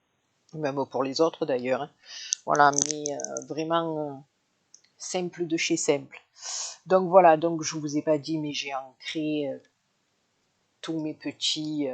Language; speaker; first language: French; native; French